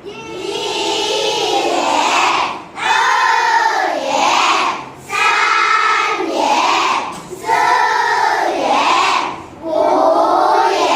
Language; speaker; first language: Chinese; non-native, learner; Lao